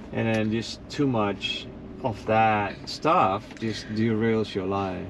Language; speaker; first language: English; non-native, fluent; Dutch